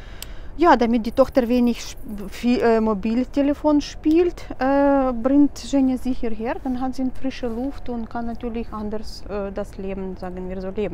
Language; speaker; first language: German; non-native, fluent; Russian